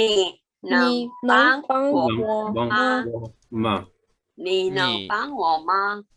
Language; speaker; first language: Chinese; non-native, learner; English